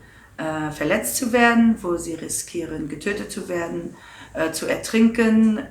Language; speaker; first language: German; non-native, local second language; Luxembourgish